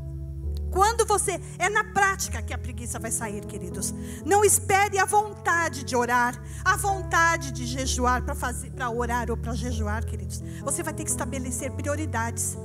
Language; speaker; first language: Portuguese; native; Portuguese